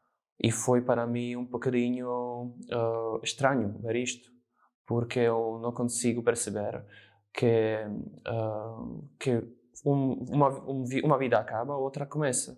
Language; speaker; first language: Portuguese; non-native, fluent; Slovak